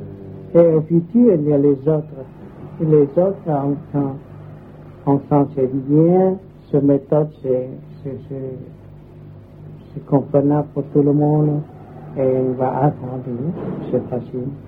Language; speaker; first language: French; non-native, learner; Vietnamese